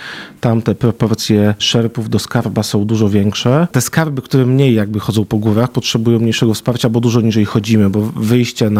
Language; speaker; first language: Polish; native; Polish